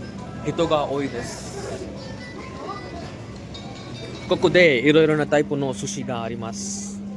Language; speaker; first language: Japanese; non-native, learner; Marathi